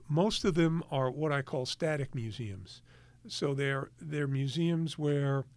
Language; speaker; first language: English; native; English